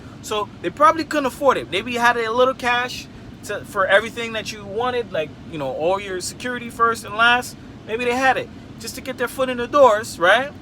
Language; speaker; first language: English; native; English